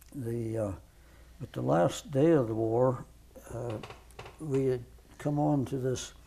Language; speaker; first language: English; native; English